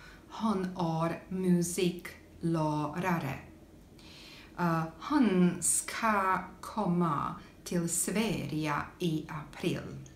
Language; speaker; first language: Swedish; non-native, learner; Slovak